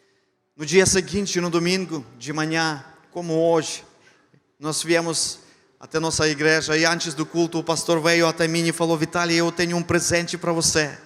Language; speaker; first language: Portuguese; non-native, fluent; Ukrainian